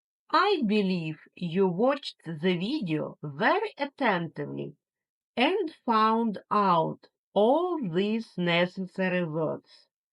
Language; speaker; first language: English; non-native, fluent; Ukrainian